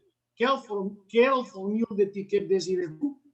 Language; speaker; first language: French; non-native, learner; Spanish